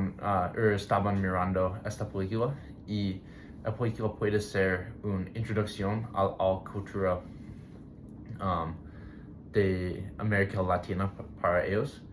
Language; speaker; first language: Spanish; non-native, learner; English